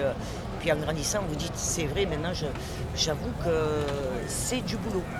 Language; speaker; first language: French; native; French